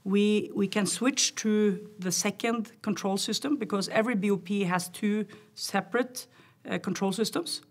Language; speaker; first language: English; non-native, fluent; Norwegian